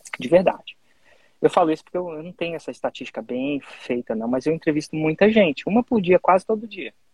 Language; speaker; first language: Portuguese; native; Portuguese